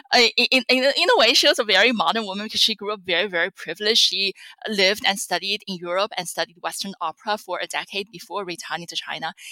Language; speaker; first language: English; non-native, fluent; Chinese